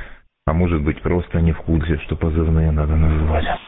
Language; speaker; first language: Russian; native; Russian